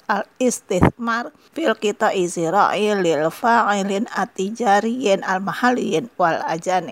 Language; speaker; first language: Arabic; non-native, fluent; Indonesian